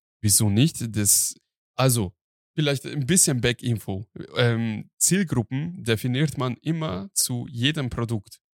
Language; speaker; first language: German; non-native, fluent; Hungarian